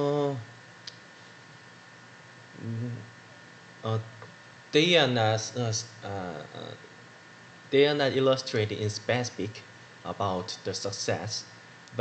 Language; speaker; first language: English; non-native, learner; Korean